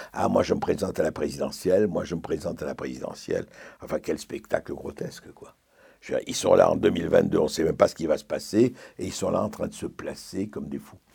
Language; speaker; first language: French; native; French